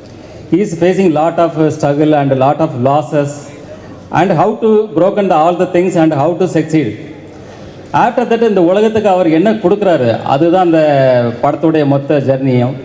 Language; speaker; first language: Tamil; native; Tamil